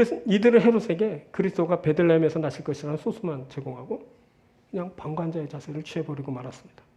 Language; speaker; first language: Korean; native; Korean